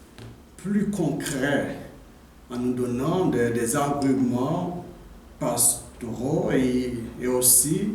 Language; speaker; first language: French; non-native, local second language; Haitian Creole